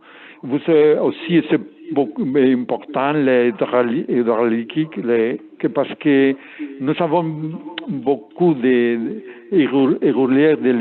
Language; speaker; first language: French; non-native, learner; Spanish